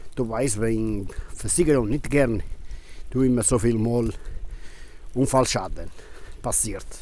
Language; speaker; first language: German; non-native, learner; Portuguese